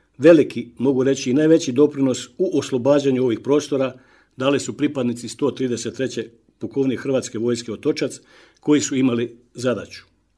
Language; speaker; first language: Croatian; native; Croatian